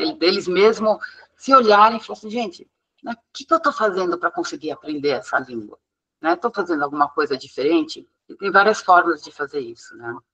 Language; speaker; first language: Portuguese; non-native, fluent; English